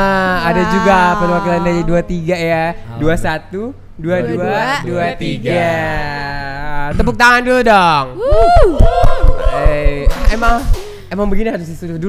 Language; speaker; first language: Indonesian; native; Indonesian